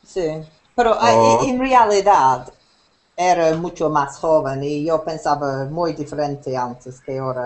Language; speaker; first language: Spanish; non-native, learner; English